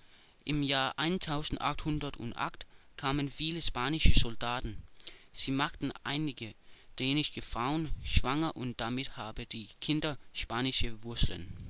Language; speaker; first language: German; non-native, learner; Danish